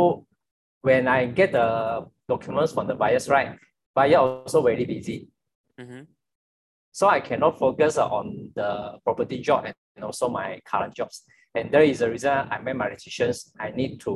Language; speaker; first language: English; non-native, local second language; Chinese